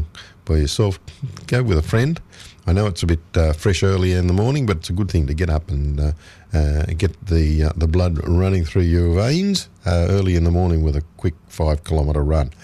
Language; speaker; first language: English; native; English